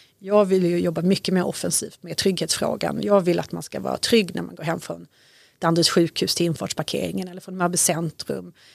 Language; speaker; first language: Swedish; native; Swedish